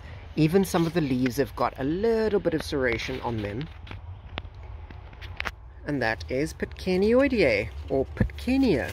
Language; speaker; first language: English; native; English